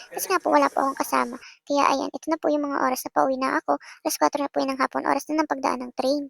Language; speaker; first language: Filipino; non-native, local second language; Bikol